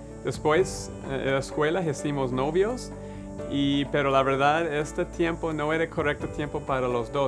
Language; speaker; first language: Spanish; non-native, learner; English